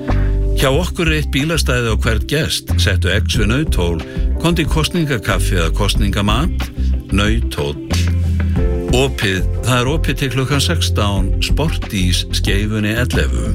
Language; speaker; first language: Icelandic; native; Icelandic